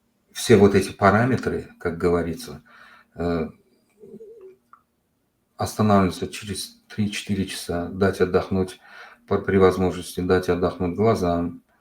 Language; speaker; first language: Russian; non-native, local second language; Uzbek